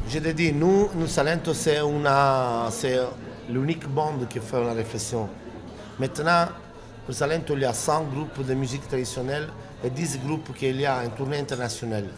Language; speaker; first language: French; non-native, learner; Italian